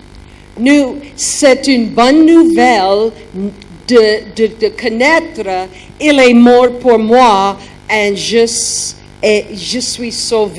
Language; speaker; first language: French; non-native, learner; German